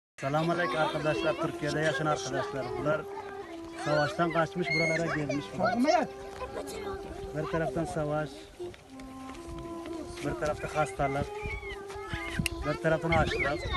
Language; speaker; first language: Turkish; non-native, learner; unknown